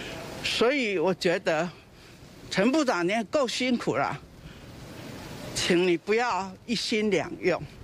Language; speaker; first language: Chinese; native; Chinese